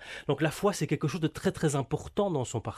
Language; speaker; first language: French; native; French